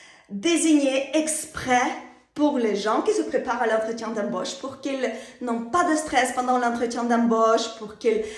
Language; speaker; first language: French; non-native, fluent; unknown